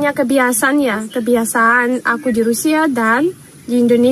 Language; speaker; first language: Indonesian; non-native, fluent; Russian